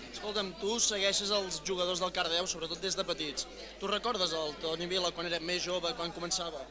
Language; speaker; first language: Catalan; native; Catalan